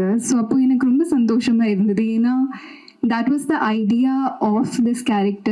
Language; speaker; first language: Tamil; non-native, learner; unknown